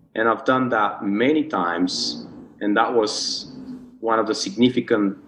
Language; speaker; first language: English; non-native, fluent; Bulgarian